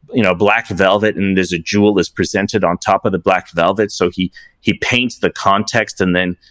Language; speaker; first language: English; early bilingual, other home language; Persian